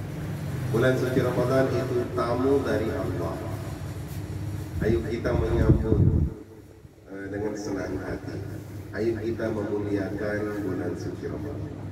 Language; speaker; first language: Indonesian; non-native, fluent; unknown